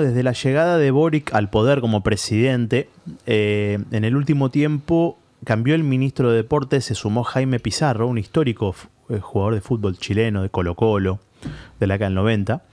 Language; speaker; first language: Spanish; native; Spanish